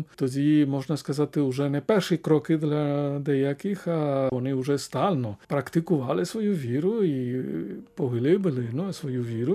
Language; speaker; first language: Ukrainian; non-native, fluent; Spanish